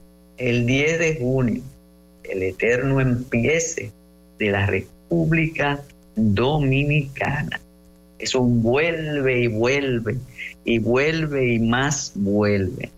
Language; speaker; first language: Spanish; native; Spanish